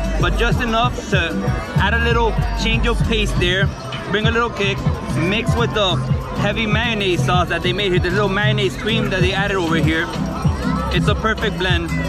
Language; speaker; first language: English; early bilingual, other home language; Spanish